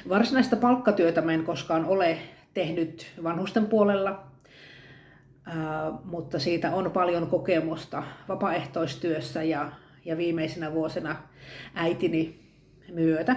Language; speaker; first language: Finnish; native; Finnish